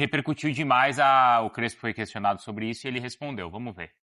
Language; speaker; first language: Portuguese; native; Portuguese